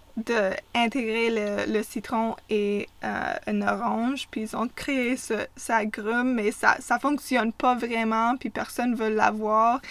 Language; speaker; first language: French; non-native, fluent; English